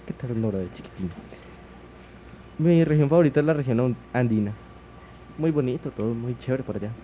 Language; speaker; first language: Spanish; native; Spanish